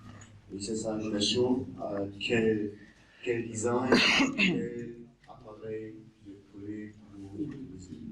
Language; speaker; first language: French; non-native, learner; German